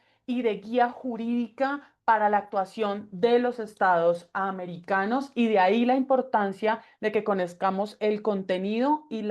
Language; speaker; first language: Spanish; native; Spanish